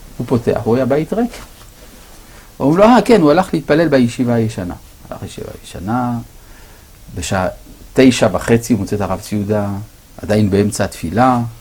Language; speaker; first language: Hebrew; non-native, fluent; French